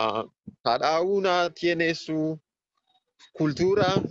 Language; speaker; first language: Spanish; non-native, fluent; Haitian Creole